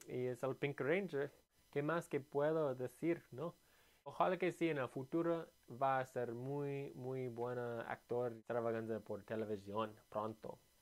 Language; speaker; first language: Spanish; non-native, learner; English